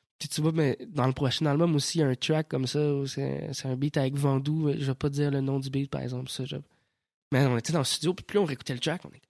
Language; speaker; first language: French; native; French